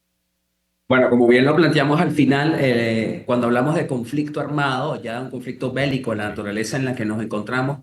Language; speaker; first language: Spanish; native; Spanish